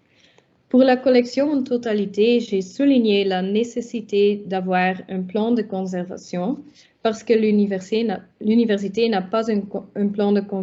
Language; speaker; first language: French; non-native, local second language; Dutch